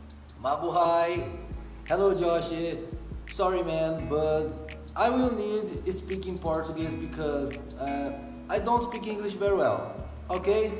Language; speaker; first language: English; non-native, learner; Portuguese